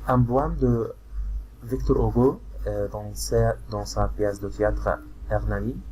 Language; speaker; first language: French; non-native, fluent; Arabic